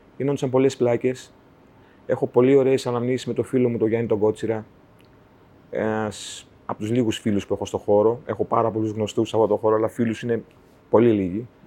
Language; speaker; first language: Greek; native; Greek